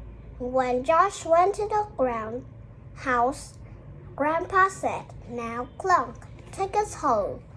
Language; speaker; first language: English; non-native, learner; Vietnamese